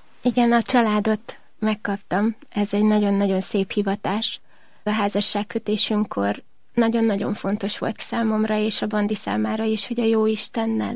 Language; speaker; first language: Hungarian; native; Hungarian